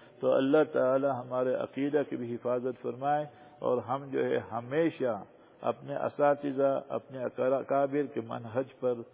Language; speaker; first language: Urdu; non-native, local second language; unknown